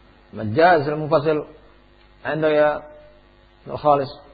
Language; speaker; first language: Arabic; non-native, fluent; Indonesian